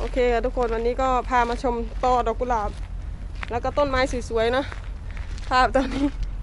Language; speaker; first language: Thai; native; Thai